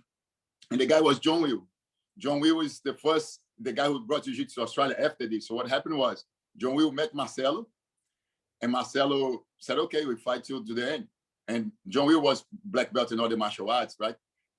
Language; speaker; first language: English; non-native, fluent; Portuguese